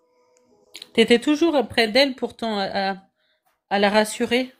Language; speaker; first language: French; native; French